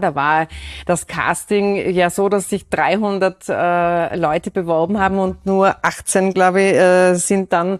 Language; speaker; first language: German; native; German